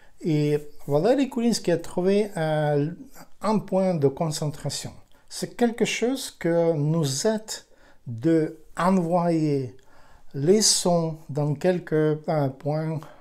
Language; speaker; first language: French; non-native, fluent; Ukrainian